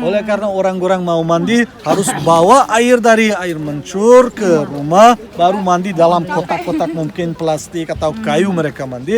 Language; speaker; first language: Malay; non-native, fluent; Turkish